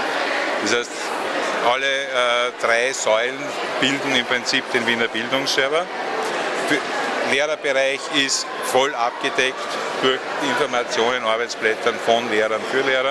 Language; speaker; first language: German; native; German